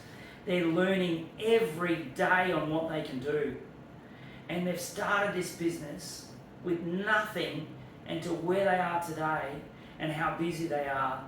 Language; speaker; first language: English; native; English